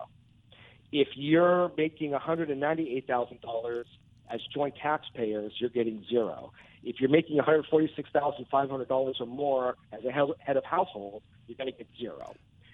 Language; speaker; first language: English; native; English